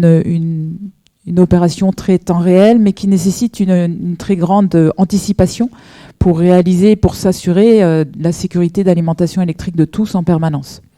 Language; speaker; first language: French; native; French